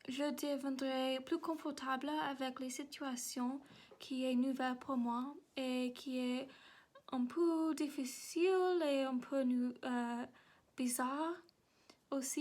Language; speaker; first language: French; non-native, learner; English